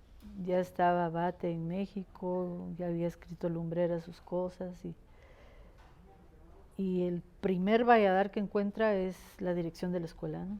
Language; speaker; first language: Spanish; native; Spanish